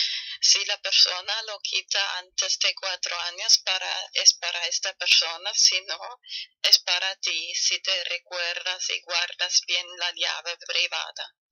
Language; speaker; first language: Spanish; non-native, fluent; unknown